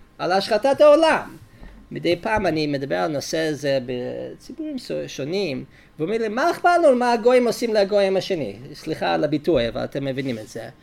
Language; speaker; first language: Hebrew; non-native, fluent; English